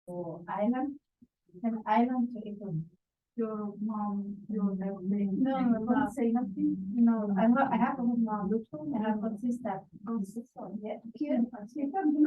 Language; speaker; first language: English; non-native, learner; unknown